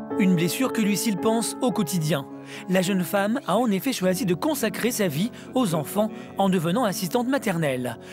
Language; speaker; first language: French; native; French